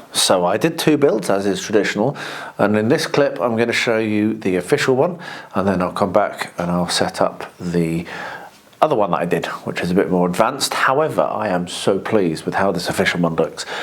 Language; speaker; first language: English; native; English